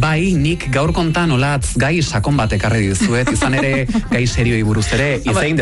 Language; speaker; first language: Basque; native; Basque